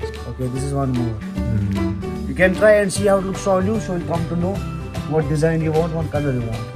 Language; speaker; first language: English; non-native, local second language; Kashmiri